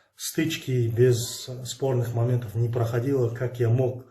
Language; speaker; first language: Russian; non-native, local second language; Kazakh